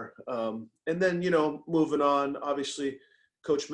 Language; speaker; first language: English; native; English